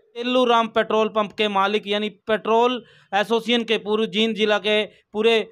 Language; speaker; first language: Hindi; native; Hindi